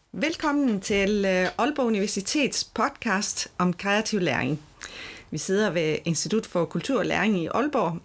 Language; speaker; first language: Danish; non-native, fluent; Italian